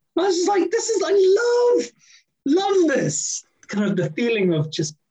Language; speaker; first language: English; native; English